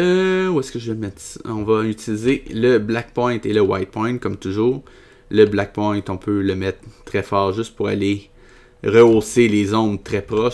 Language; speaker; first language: French; native; French